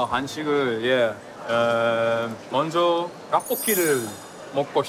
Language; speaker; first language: Korean; non-native, learner; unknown